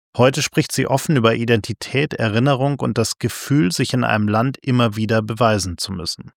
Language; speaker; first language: German; native; German